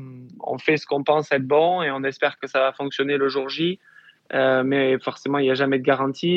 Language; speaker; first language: French; native; French